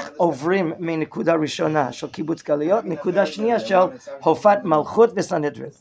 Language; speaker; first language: Hebrew; non-native, fluent; English